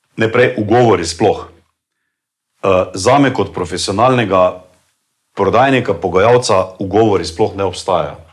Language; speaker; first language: Slovenian; native; Slovenian